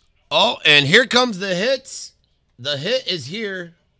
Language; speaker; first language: English; native; English